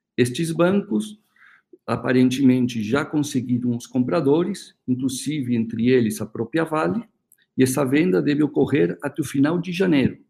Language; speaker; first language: Portuguese; early bilingual, other home language; Spanish